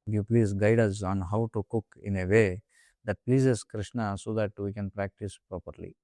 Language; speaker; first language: English; non-native, local second language; Telugu